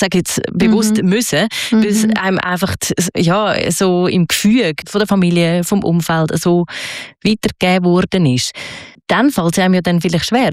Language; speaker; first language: German; native; German